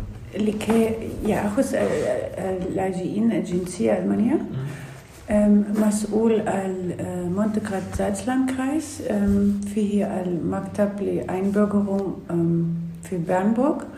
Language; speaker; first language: Arabic; non-native, learner; Russian